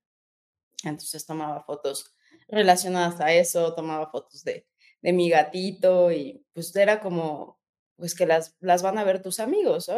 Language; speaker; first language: Spanish; native; Spanish